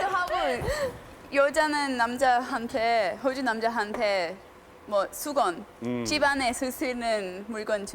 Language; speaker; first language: Korean; non-native, learner; English